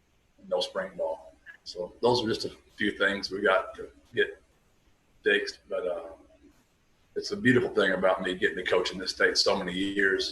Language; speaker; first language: English; native; English